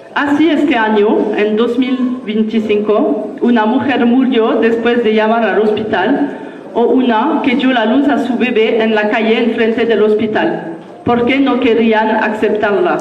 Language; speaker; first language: Spanish; non-native, learner; French